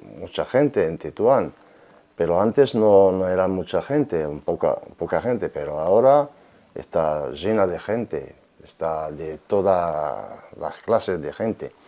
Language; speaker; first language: Spanish; non-native, learner; Arabic